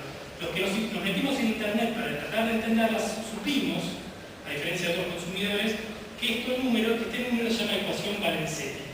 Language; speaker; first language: Spanish; native; Spanish